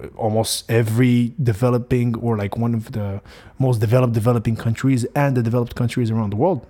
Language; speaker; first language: English; non-native, fluent; Arabic